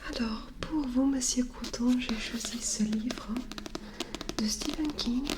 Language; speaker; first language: French; non-native, learner; English